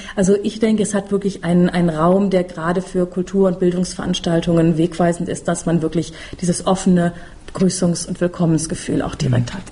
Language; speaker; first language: German; native; German